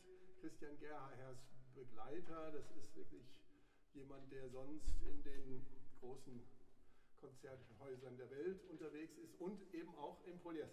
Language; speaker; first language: German; native; German